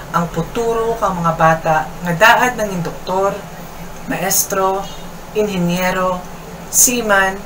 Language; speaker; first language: English; non-native, local second language; Kinaray-a